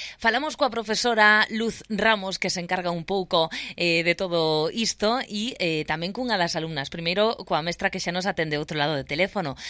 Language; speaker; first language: Galician; native; Galician